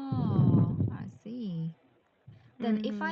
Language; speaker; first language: English; non-native, learner; Korean